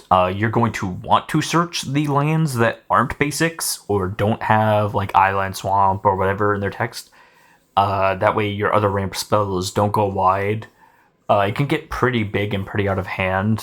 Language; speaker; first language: English; native; English